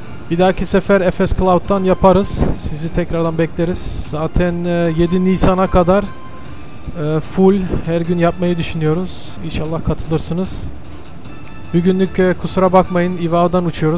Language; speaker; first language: Turkish; early bilingual, heritage; Turkish